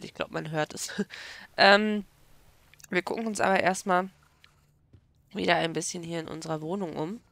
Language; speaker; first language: German; native; German